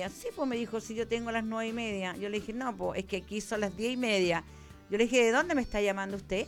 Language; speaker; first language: Spanish; native; Spanish